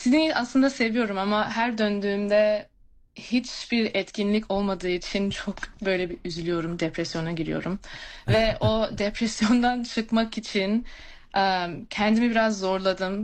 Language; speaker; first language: Turkish; early bilingual, heritage; Turkish